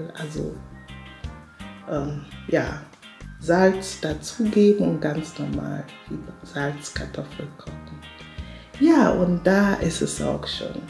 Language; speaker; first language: German; non-native, fluent; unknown